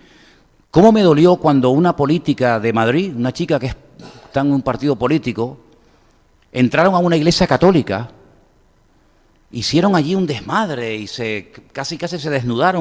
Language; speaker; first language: Spanish; native; Spanish